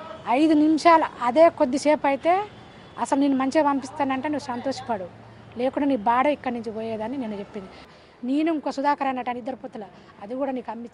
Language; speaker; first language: Telugu; native; Telugu